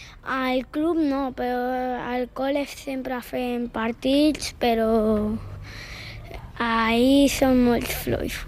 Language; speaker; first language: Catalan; non-native, local second language; Spanish